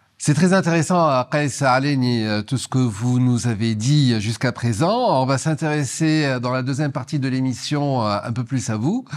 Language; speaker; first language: French; non-native, local second language; Arabic